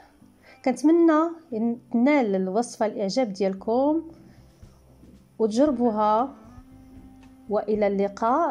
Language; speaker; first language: Arabic; native; Arabic